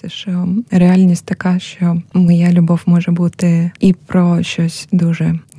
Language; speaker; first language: Polish; non-native, learner; Ukrainian